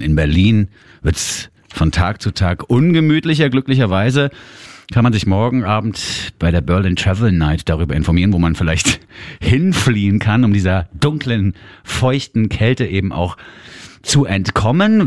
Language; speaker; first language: German; native; German